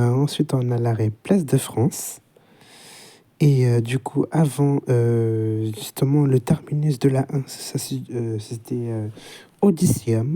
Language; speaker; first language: French; native; French